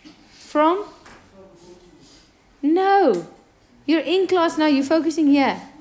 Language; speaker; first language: English; non-native, local second language; Afrikaans